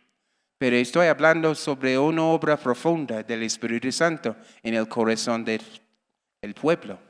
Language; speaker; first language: Spanish; non-native, learner; English